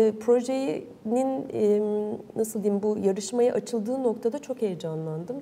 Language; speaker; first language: Turkish; native; Turkish